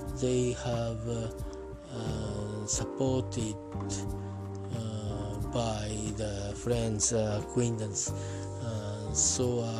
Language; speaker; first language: English; non-native, learner; Japanese